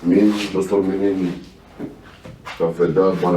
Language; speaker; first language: Kyrgyz; non-native, learner; Russian